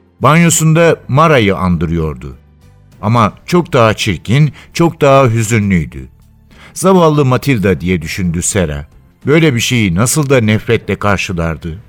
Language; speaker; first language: Turkish; native; Turkish